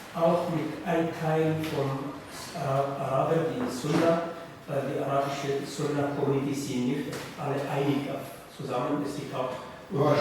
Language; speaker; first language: German; non-native, fluent; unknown